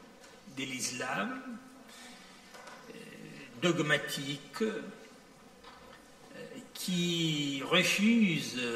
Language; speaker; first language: French; non-native, fluent; Italian